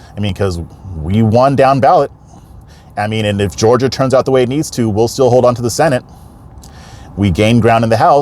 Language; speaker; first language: English; native; English